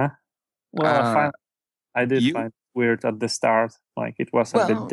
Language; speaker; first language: English; non-native, fluent; Polish